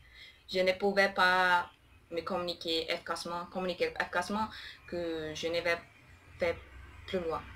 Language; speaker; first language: French; non-native, learner; Portuguese